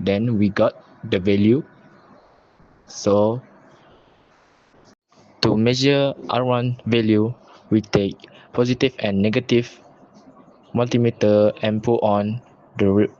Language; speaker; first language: English; non-native, local second language; Malay